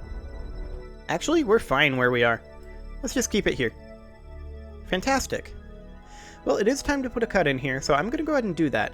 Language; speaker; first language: English; native; English